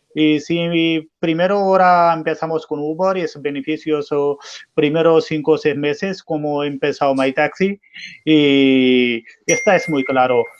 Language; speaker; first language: Spanish; non-native, learner; Urdu